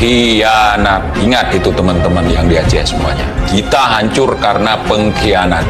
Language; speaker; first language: Indonesian; native; Indonesian